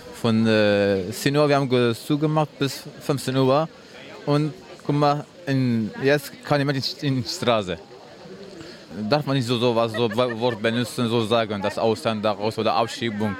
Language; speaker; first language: German; non-native, learner; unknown